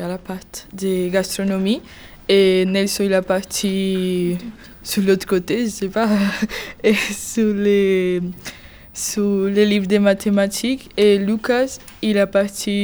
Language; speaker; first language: French; non-native, learner; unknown